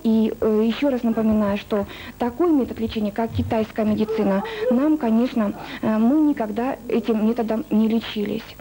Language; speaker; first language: Russian; native; Russian